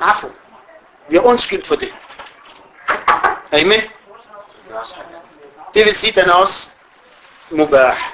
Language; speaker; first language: Danish; early bilingual, other home language; Arabic